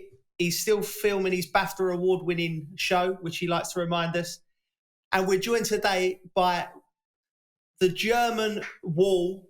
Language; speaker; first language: English; native; English